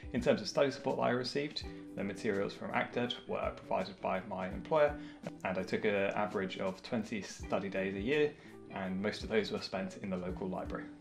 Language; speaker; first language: English; native; English